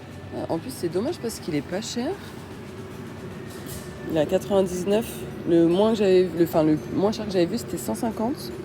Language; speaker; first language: French; native; French